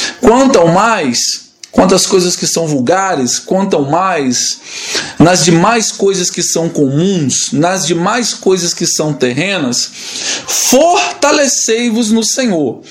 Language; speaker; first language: Portuguese; native; Portuguese